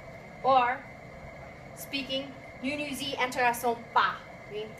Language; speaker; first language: French; non-native, fluent; English